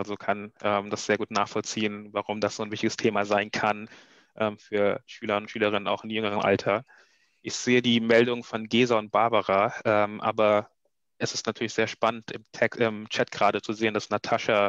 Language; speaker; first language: German; native; German